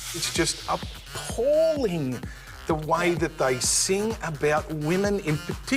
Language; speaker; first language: English; native; English